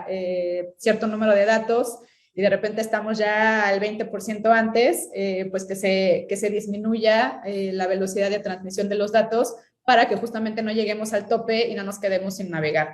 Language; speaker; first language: Spanish; native; Spanish